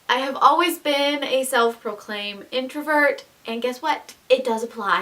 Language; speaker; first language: English; native; English